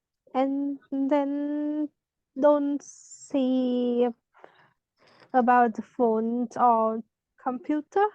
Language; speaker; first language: English; non-native, learner; Vietnamese